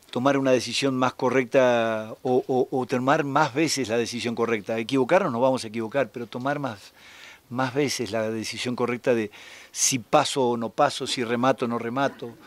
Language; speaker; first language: Spanish; native; Spanish